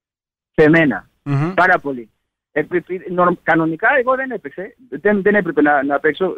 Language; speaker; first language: Greek; non-native, learner; Spanish